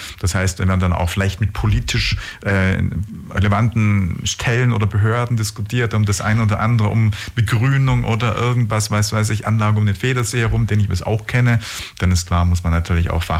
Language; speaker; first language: German; native; German